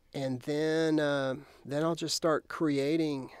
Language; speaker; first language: English; native; English